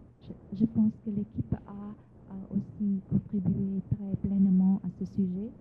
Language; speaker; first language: French; non-native, fluent; Vietnamese